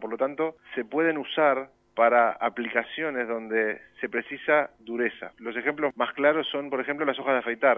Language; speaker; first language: Spanish; native; Spanish